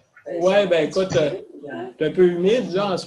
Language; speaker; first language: French; native; French